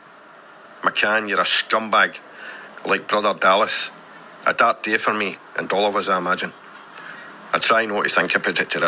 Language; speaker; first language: English; native; English